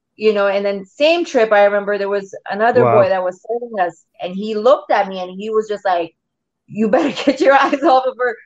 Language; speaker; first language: English; non-native, local second language; Urdu